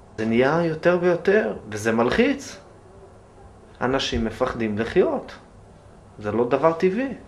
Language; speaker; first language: Hebrew; native; Hebrew